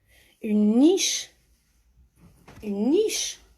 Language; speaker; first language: French; non-native, fluent; Armenian